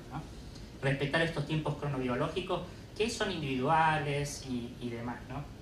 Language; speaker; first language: Spanish; native; Spanish